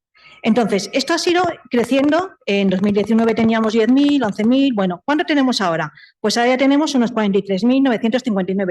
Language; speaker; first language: Spanish; native; Spanish